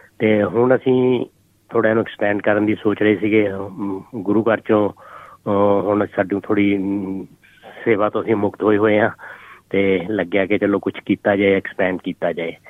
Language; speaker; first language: Punjabi; native; Punjabi